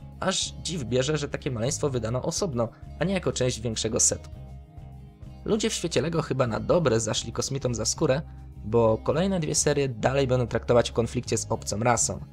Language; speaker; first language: Polish; native; Polish